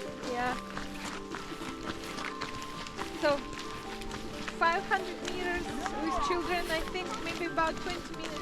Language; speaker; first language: English; non-native, fluent; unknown